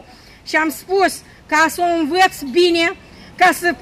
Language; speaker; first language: Romanian; non-native, local second language; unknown